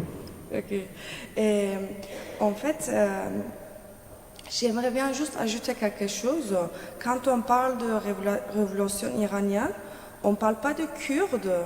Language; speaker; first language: French; non-native, fluent; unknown